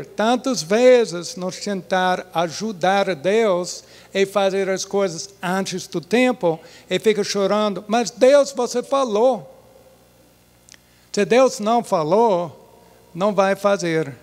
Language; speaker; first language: Portuguese; non-native, fluent; English